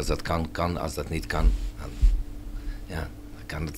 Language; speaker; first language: Dutch; non-native, fluent; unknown